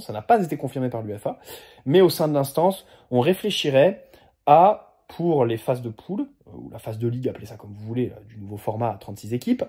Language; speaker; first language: French; native; French